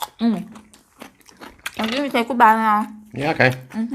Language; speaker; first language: English; non-native, learner; Thai